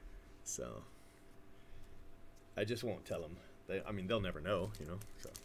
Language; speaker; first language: English; native; English